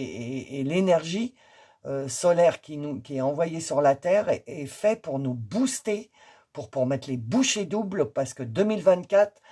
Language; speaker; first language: French; native; French